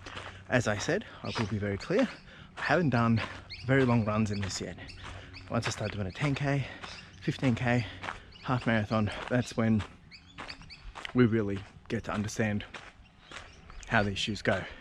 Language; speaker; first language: English; native; English